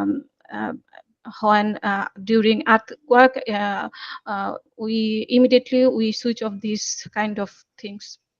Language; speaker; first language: English; non-native, learner; Bangla